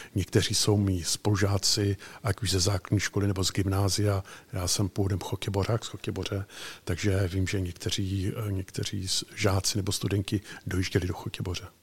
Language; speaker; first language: Czech; native; Czech